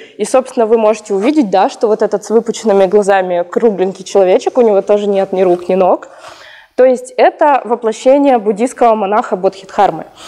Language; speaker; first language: Russian; native; Russian